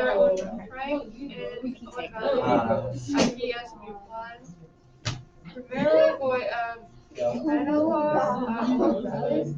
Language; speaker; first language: Spanish; non-native, learner; English